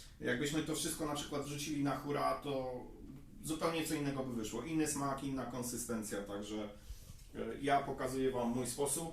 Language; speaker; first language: Polish; native; Polish